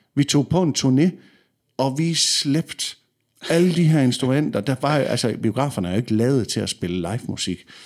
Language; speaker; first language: Danish; native; Danish